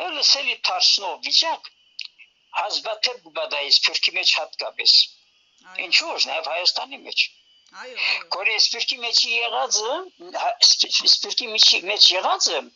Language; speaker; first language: Armenian; early bilingual, heritage; Armenian